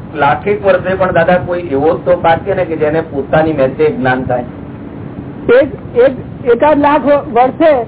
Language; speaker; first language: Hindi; non-native, local second language; Gujarati